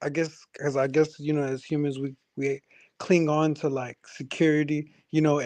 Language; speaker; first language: English; native; English